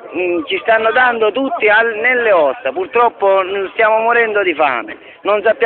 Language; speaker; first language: Italian; native; Italian